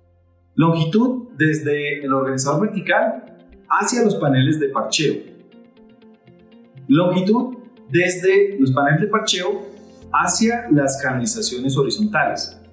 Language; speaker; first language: Spanish; native; Spanish